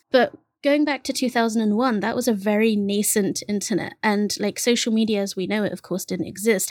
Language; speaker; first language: English; early bilingual, other home language; Bangla